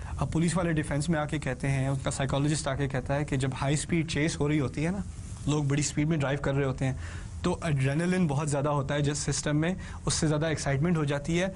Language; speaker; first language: Urdu; early bilingual, heritage; Urdu